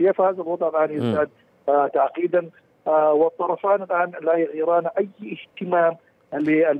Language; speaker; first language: Arabic; native; Arabic